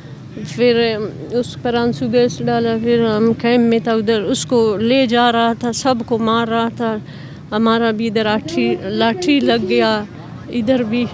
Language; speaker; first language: Hindi; non-native, local second language; Baluchi